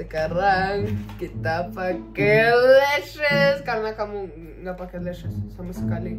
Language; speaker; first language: Indonesian; non-native, learner; Russian